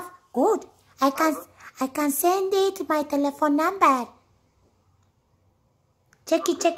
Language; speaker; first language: English; non-native, learner; Amharic